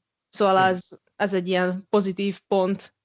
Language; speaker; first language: Hungarian; non-native, local second language; Russian